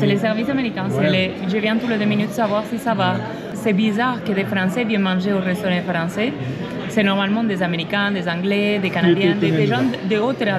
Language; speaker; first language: French; non-native, fluent; Spanish